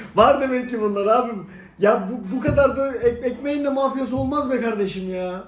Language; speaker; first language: Turkish; native; Turkish